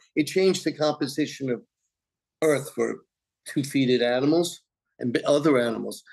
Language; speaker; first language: English; native; English